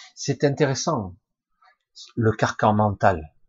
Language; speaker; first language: French; native; French